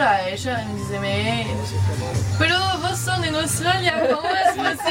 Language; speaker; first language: Spanish; non-native, learner; French